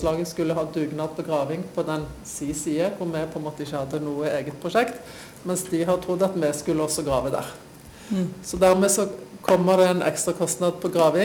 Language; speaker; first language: Norwegian; native; Norwegian